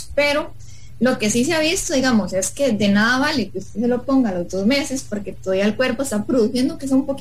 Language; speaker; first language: Spanish; native; Spanish